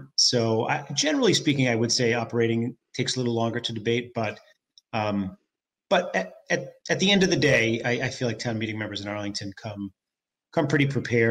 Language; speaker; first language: English; native; English